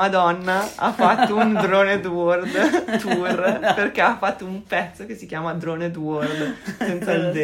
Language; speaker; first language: Italian; native; Italian